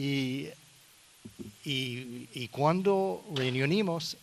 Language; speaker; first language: Spanish; non-native, learner; English